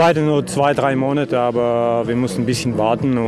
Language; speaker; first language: German; non-native, learner; Russian